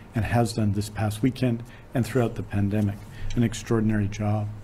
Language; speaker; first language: English; native; English